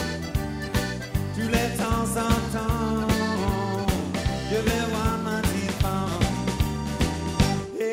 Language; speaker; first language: French; native; French